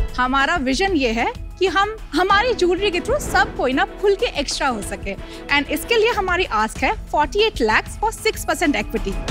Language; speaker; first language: Hindi; native; Hindi